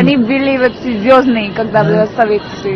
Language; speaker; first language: Russian; non-native, learner; Hindi